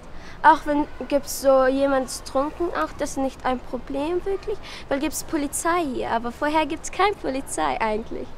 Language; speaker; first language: German; non-native, learner; Arabic